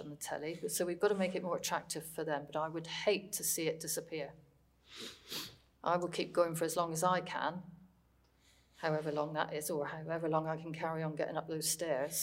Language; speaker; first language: English; native; English